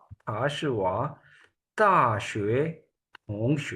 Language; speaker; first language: Chinese; non-native, fluent; Urdu